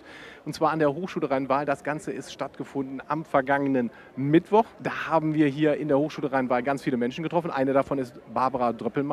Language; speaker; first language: German; native; German